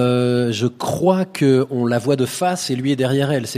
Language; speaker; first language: French; native; French